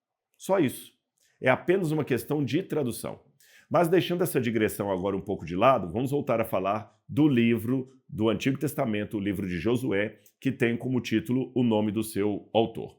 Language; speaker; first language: Portuguese; native; Portuguese